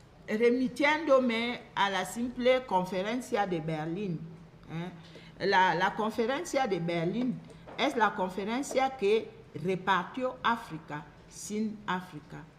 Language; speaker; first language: Spanish; non-native, fluent; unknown